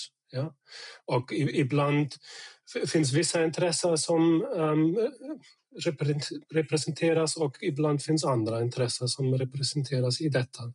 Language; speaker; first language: Swedish; non-native, fluent; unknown